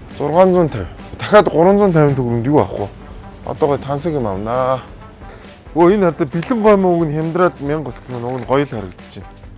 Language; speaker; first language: Mongolian; native; Mongolian